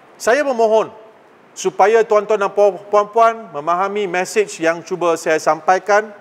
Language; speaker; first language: Malay; non-native, local second language; Tamil